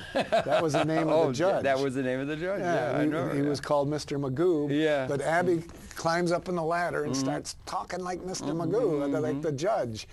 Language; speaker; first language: English; native; English